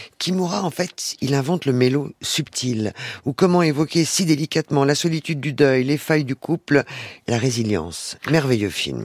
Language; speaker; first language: French; native; French